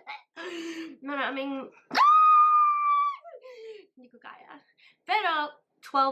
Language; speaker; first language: Filipino; early bilingual, heritage; English